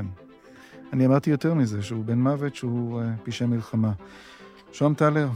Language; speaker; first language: Hebrew; native; Hebrew